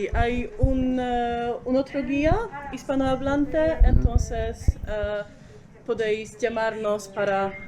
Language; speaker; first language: Spanish; non-native, fluent; Polish